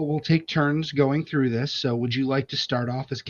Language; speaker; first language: English; native; English